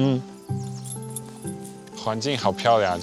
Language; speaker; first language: Chinese; non-native, fluent; Dutch